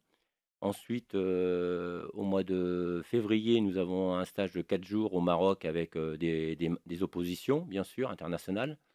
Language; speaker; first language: French; native; French